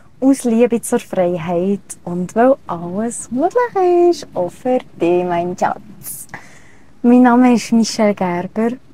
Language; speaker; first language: German; native; German